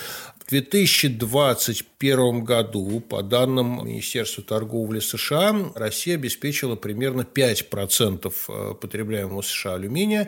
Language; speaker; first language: Russian; native; Russian